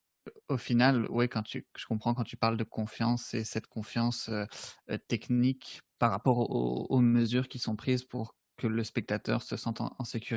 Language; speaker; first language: French; native; French